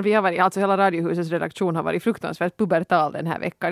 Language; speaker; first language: Swedish; native; Swedish